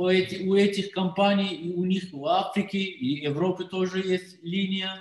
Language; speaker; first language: Russian; non-native, learner; Turkish